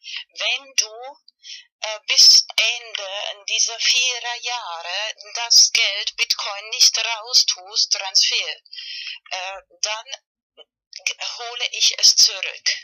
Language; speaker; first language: German; non-native, learner; Spanish